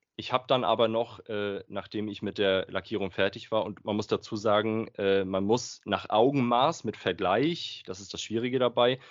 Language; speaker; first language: German; native; German